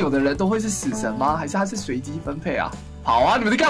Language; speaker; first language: Chinese; native; Chinese